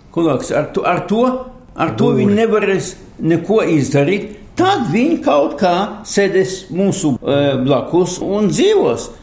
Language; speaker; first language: Latvian; non-native, local second language; Russian